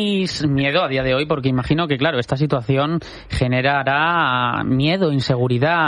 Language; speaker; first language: Spanish; native; Spanish